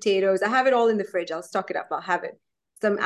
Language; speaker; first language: English; non-native, local second language; Gujarati